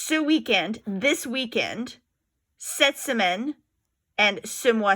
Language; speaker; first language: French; non-native, fluent; English